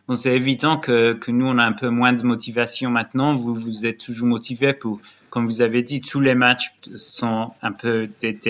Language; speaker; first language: French; early bilingual, heritage; English